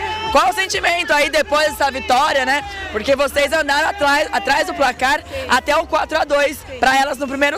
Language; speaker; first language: Portuguese; native; Portuguese